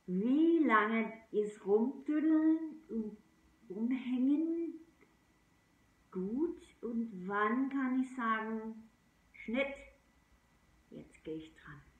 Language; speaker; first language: German; non-native, fluent; English